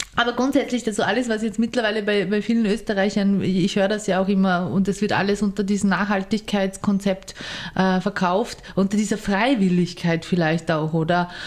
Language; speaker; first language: German; early bilingual, other home language; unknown